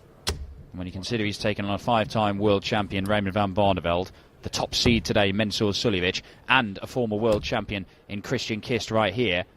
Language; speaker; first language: English; native; English